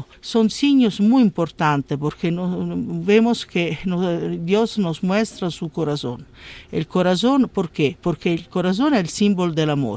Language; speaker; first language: Spanish; non-native, learner; Italian